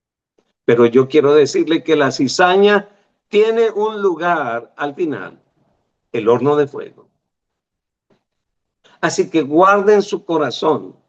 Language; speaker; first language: Spanish; native; Spanish